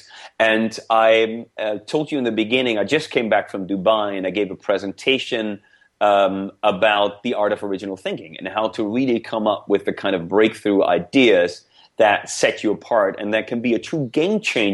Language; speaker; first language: English; non-native, fluent; German